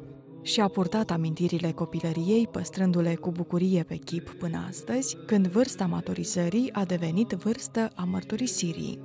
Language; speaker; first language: Romanian; native; Romanian